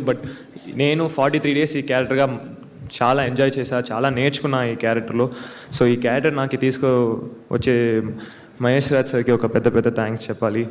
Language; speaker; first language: Telugu; non-native, local second language; Tamil